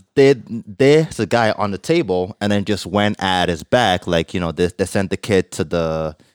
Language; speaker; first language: English; non-native, local second language; Yoruba